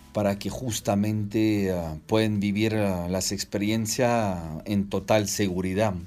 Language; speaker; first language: Spanish; non-native, fluent; French